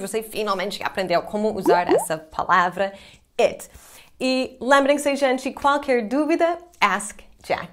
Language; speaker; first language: Portuguese; non-native, fluent; English